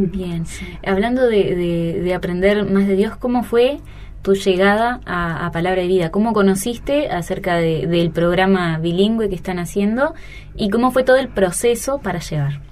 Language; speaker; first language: Spanish; native; Spanish